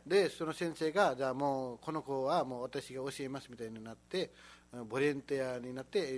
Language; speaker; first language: Japanese; non-native, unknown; Nepali